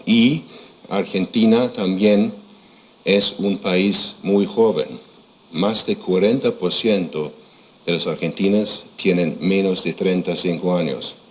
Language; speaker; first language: Spanish; non-native, fluent; German